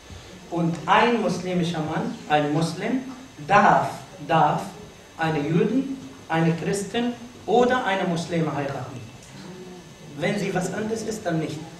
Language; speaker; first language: German; non-native, fluent; Arabic